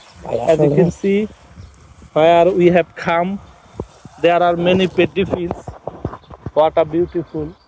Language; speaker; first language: English; non-native, learner; Bangla